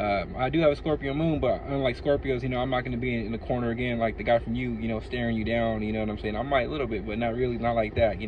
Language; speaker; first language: English; native; English